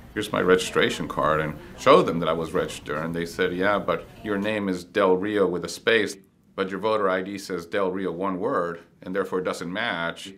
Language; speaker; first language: English; native; English